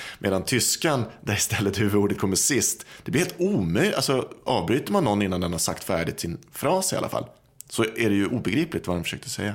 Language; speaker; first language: Swedish; native; Swedish